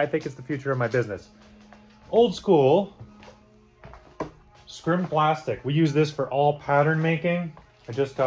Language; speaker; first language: English; native; English